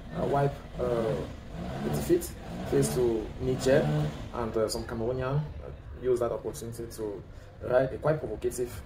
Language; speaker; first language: English; non-native, local second language; French